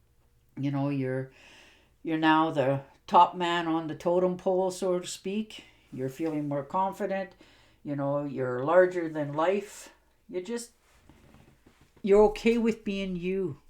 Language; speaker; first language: English; native; English